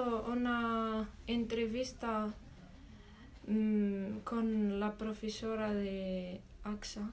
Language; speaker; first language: Spanish; non-native, learner; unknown